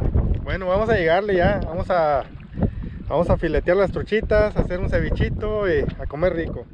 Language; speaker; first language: Spanish; native; Spanish